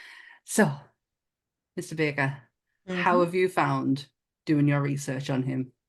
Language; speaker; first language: English; native; English